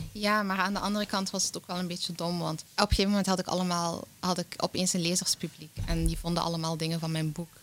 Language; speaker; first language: Dutch; early bilingual, other home language; Arabic